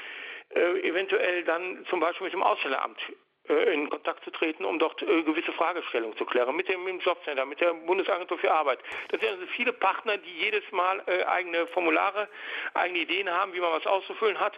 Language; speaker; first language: German; native; German